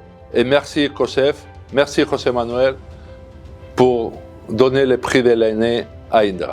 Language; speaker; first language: French; non-native, fluent; Spanish